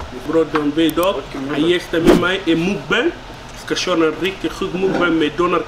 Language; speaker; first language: Swedish; non-native, learner; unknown